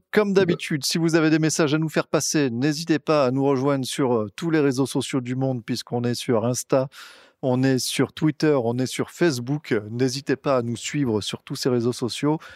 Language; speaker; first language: French; native; French